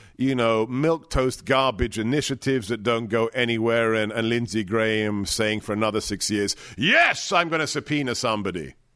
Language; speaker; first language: English; native; English